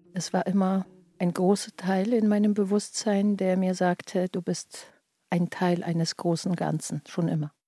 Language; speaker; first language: German; early bilingual, other home language; Polish